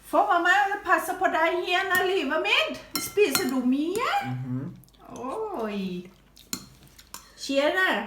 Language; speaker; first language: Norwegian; non-native, learner; Thai